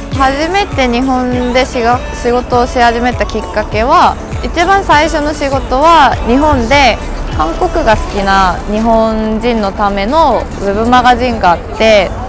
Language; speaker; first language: Japanese; non-native, fluent; Korean